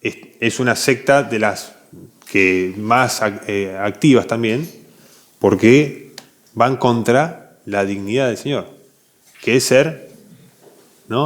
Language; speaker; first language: Spanish; native; Spanish